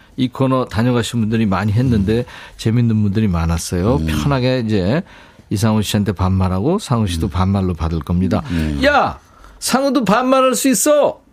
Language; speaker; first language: Korean; native; Korean